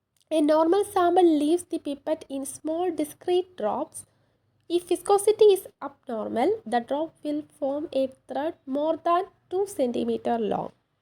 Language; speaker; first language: English; non-native, local second language; Malayalam